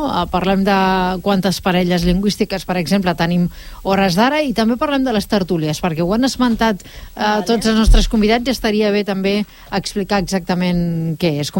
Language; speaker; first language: Catalan; native; Catalan